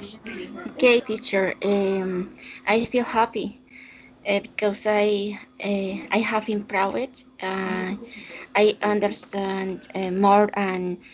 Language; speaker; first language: English; non-native, learner; Spanish